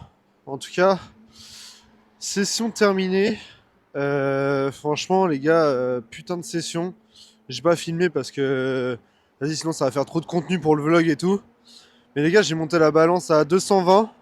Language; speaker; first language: French; native; French